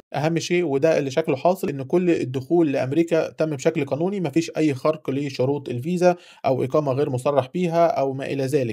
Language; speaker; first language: Arabic; native; Arabic